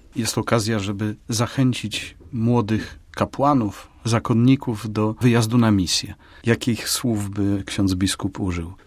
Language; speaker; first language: Polish; native; Polish